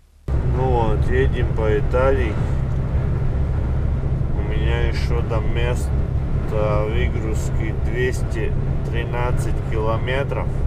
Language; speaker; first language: Russian; non-native, fluent; Latvian